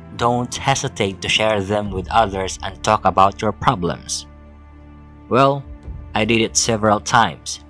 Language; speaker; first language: English; non-native, local second language; Filipino